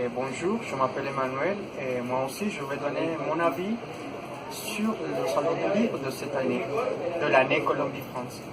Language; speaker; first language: French; non-native, fluent; Spanish